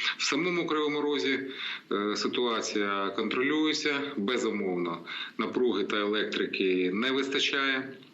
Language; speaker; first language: Ukrainian; native; Ukrainian